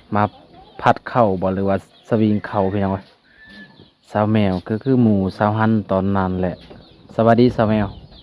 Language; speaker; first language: Lao; non-native, local second language; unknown